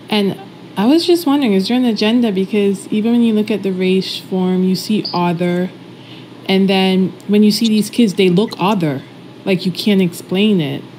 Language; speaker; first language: English; native; English